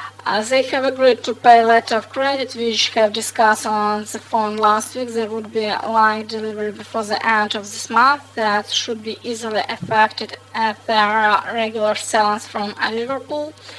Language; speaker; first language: English; non-native, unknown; Russian